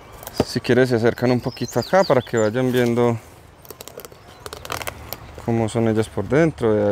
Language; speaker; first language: Spanish; native; Spanish